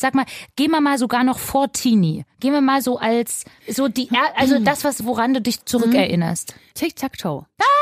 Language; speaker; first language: German; native; German